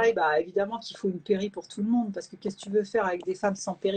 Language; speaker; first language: French; native; French